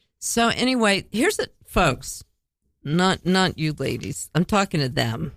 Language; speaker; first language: English; native; English